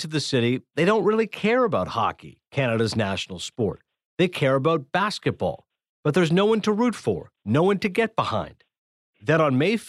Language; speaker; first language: English; native; English